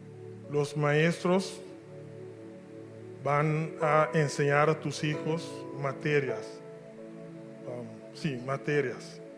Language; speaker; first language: Spanish; non-native, local second language; Papiamento